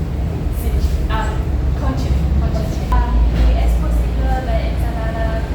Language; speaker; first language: Spanish; non-native, learner; English